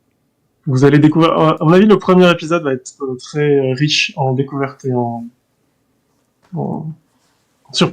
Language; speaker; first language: French; native; French